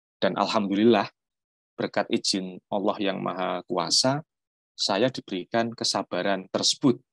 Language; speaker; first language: Indonesian; non-native, local second language; Javanese